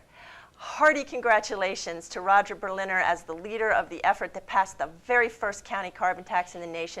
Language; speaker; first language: English; native; English